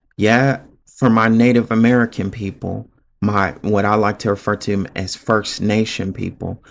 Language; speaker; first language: English; native; English